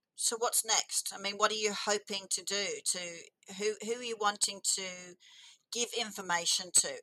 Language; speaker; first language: English; native; English